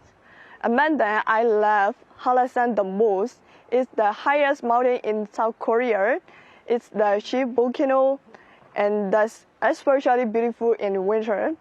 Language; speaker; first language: English; non-native, fluent; Burmese